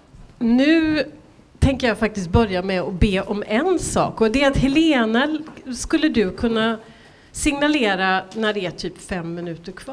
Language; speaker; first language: Swedish; native; Swedish